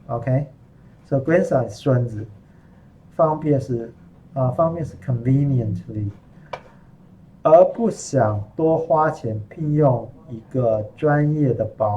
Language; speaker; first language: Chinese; non-native, fluent; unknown